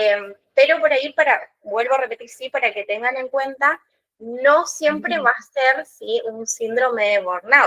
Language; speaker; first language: Spanish; native; Spanish